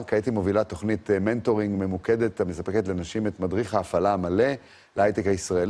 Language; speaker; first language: Hebrew; native; Hebrew